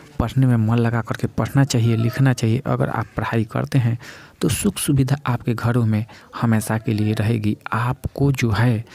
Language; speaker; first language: Hindi; native; Hindi